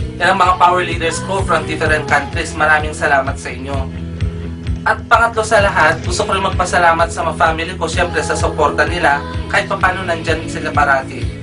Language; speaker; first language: Filipino; non-native, local second language; Iloko